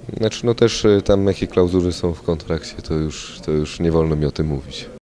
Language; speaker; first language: Polish; native; Polish